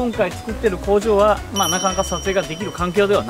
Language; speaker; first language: Japanese; native; Japanese